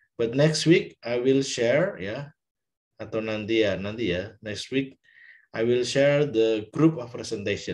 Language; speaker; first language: English; non-native, fluent; Indonesian